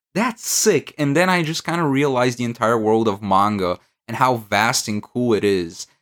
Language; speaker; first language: English; non-native, fluent; Bulgarian